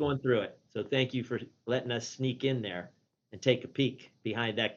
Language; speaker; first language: English; native; English